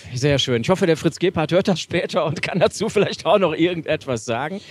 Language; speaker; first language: German; native; German